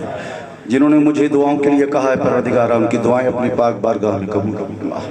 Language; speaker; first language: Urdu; non-native, local second language; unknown